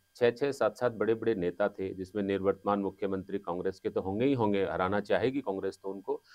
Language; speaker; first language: Hindi; native; Hindi